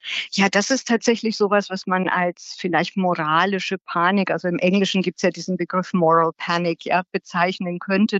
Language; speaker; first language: German; native; German